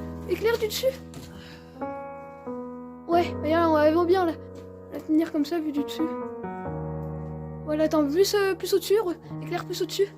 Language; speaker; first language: French; native; French